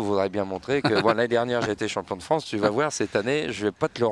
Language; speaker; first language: French; native; French